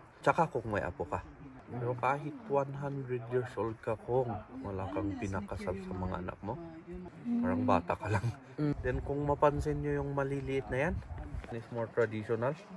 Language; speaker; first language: Filipino; non-native, local second language; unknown